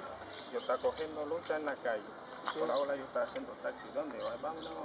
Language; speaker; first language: Spanish; non-native, learner; Haitian Creole